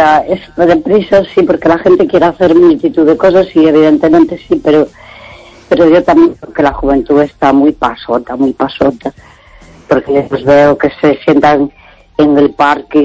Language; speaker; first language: Spanish; native; Spanish